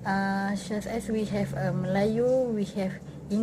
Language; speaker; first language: English; non-native, local second language; Malay